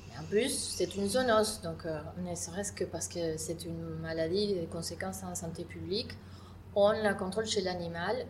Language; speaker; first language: French; non-native, fluent; Spanish